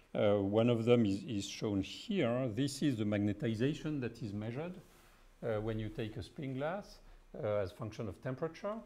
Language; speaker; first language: English; non-native, fluent; French